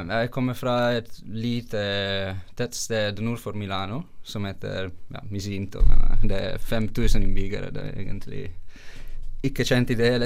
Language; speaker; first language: Norwegian; non-native, fluent; Italian